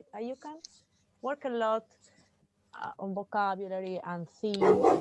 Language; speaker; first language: English; non-native, fluent; Spanish